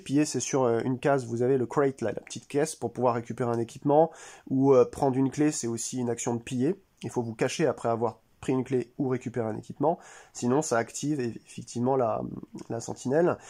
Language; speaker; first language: French; native; French